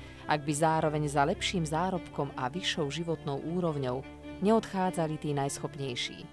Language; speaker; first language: Slovak; native; Slovak